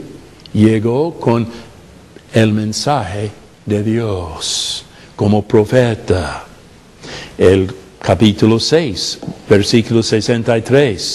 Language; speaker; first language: Spanish; non-native, fluent; English